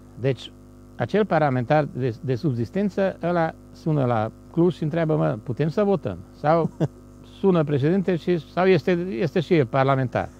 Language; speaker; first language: Romanian; non-native, local second language; Hungarian